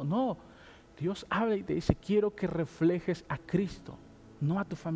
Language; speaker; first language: Spanish; native; Spanish